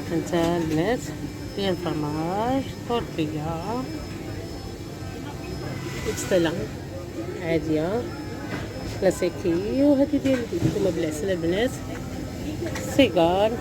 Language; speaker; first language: Arabic; native; Arabic